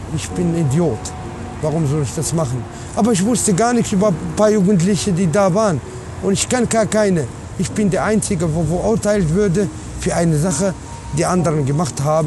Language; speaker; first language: German; non-native, learner; Arabic